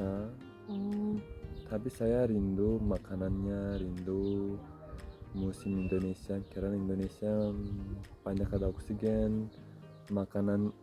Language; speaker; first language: Indonesian; non-native, learner; Turkish